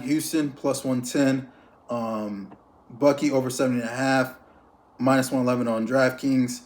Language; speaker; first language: English; native; English